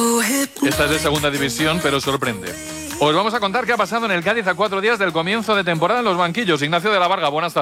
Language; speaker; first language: Spanish; native; Spanish